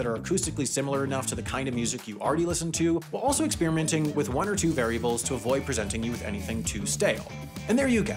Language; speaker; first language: English; native; English